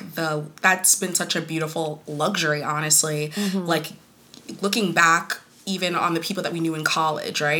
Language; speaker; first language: English; native; English